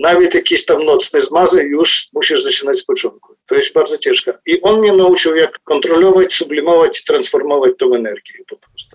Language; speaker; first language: Polish; non-native, fluent; Ukrainian